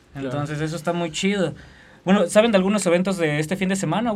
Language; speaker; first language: Spanish; native; Spanish